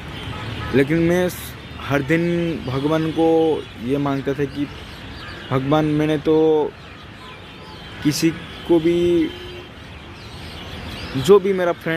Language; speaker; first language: Hindi; non-native, local second language; Odia